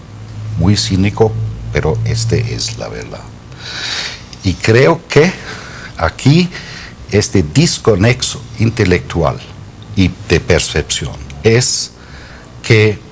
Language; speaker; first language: Spanish; non-native, fluent; German